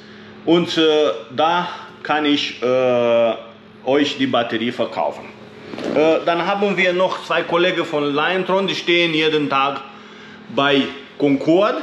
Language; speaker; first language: German; non-native, fluent; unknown